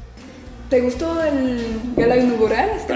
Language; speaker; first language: Spanish; non-native, learner; French